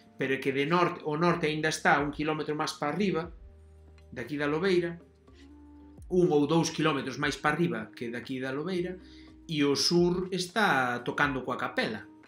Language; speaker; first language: Galician; non-native, local second language; Spanish